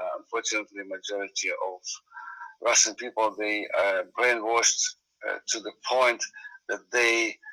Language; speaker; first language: English; non-native, fluent; Ukrainian